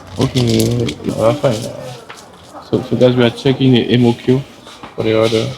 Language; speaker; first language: English; non-native, fluent; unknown